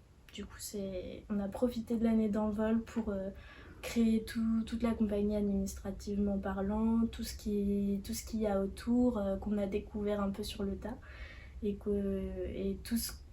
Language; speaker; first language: French; native; French